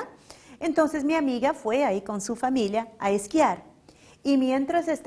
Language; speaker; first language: Spanish; non-native, fluent; Portuguese